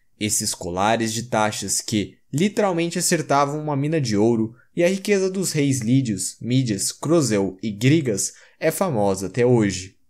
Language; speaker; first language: Portuguese; native; Portuguese